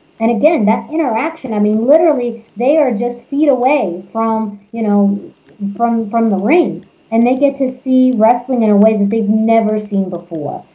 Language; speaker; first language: English; early bilingual, other home language; Spanish